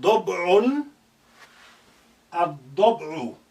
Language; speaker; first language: Arabic; non-native, fluent; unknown